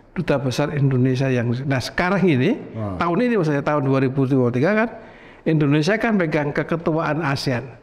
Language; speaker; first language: Indonesian; native; Indonesian